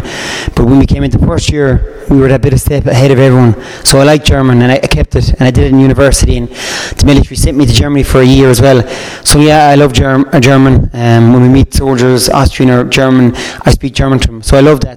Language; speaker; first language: English; native; English